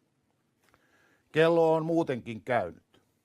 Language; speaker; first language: Finnish; native; Finnish